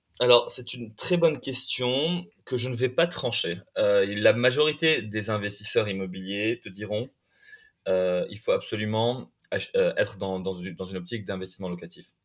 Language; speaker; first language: French; non-native, local second language; Arabic